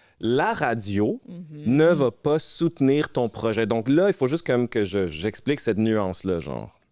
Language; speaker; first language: French; native; French